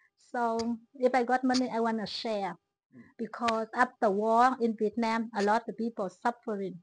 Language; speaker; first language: English; non-native, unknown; Vietnamese